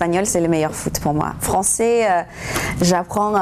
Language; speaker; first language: French; non-native, fluent; English